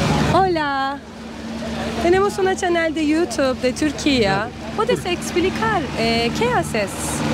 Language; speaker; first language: Spanish; non-native, learner; Turkish